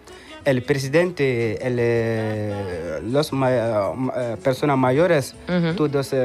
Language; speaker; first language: Spanish; non-native, learner; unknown